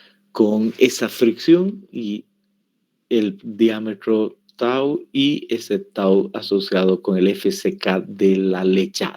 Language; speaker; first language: Spanish; native; Spanish